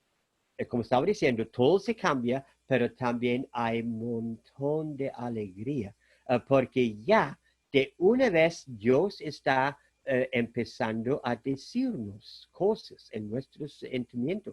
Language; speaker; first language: Spanish; non-native, fluent; German